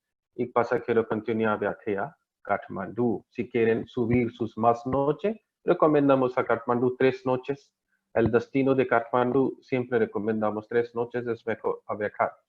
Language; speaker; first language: Spanish; non-native, learner; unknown